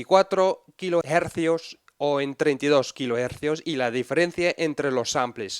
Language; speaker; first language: Spanish; non-native, fluent; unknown